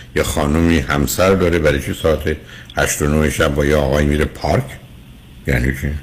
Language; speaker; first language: Persian; native; Persian